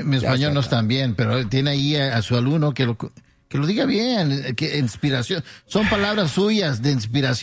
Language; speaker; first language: Spanish; early bilingual, heritage; Spanish